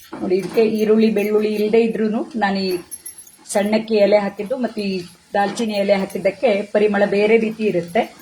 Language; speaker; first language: Kannada; native; Kannada